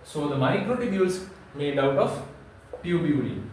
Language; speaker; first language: English; non-native, local second language; Sinhala